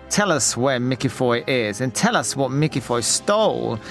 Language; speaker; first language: English; early bilingual, heritage; English